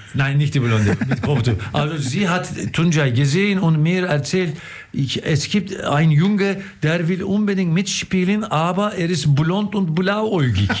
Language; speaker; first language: German; non-native, fluent; Turkish